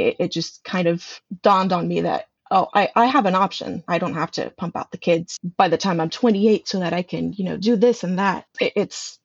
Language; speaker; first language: English; native; English